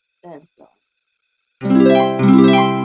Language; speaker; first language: French; non-native, learner; Japanese